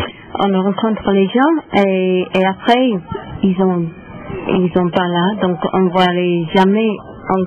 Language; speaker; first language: French; non-native, learner; English